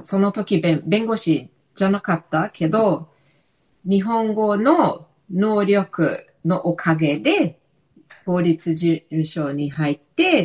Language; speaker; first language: Japanese; non-native, fluent; English